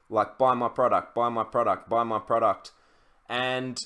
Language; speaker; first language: English; native; English